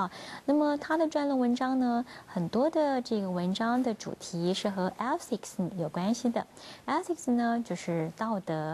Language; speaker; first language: Chinese; native; Chinese